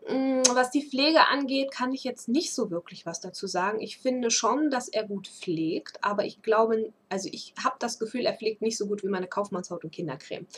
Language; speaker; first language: German; native; German